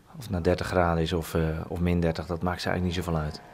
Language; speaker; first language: Dutch; native; Dutch